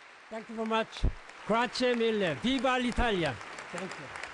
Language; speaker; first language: English; non-native, fluent; Korean